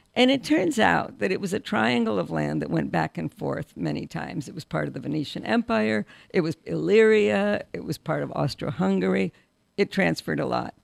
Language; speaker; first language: English; early bilingual, other home language; Russian